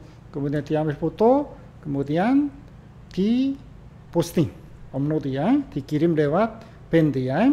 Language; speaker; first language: Indonesian; non-native, fluent; Korean